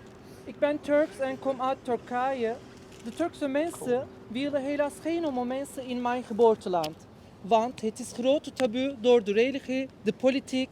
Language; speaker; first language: Dutch; non-native, fluent; Turkish